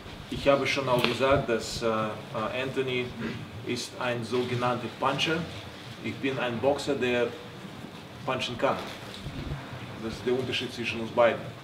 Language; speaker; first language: German; non-native, fluent; Russian